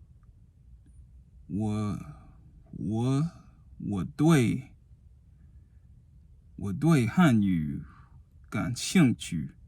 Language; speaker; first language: Chinese; non-native, learner; English